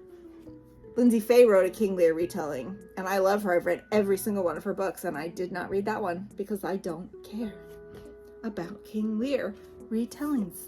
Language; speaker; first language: English; native; English